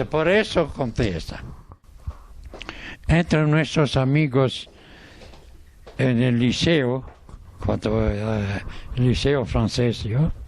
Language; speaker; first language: Spanish; non-native, fluent; Arabic